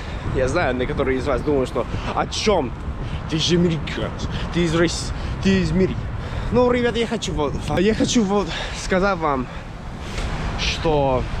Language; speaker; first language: Russian; non-native, fluent; English